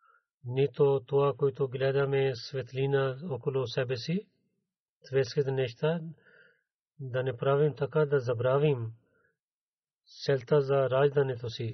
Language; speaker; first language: Bulgarian; non-native, learner; Urdu